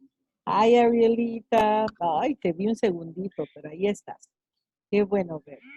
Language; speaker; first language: Spanish; native; Spanish